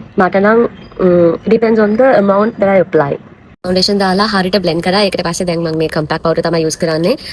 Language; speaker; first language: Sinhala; non-native, local second language; Tamil